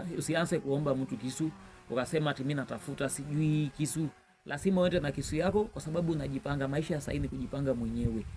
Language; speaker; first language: Swahili; non-native, local second language; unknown